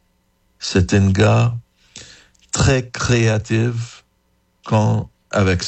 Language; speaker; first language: French; non-native, fluent; English